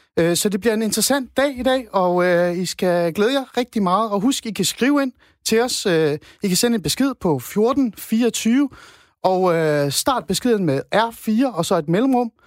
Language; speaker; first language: Danish; non-native, fluent; Persian